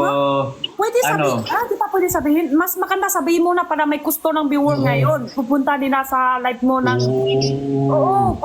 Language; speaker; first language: Filipino; non-native, learner; Chinese